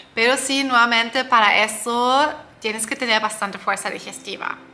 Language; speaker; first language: Spanish; non-native, fluent; German